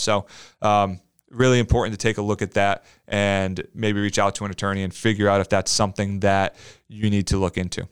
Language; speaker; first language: English; native; English